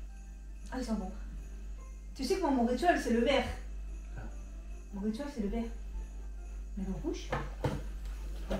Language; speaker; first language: French; native; French